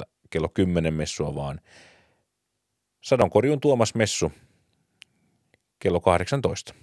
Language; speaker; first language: Finnish; native; Finnish